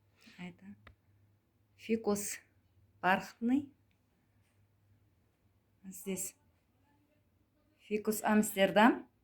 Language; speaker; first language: Russian; non-native, learner; Turkmen